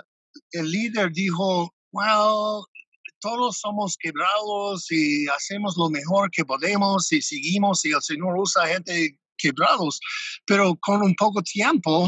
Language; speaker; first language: Spanish; non-native, fluent; English